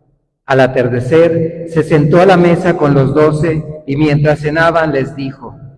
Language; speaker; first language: Spanish; native; Spanish